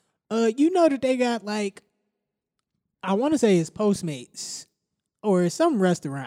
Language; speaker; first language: English; native; English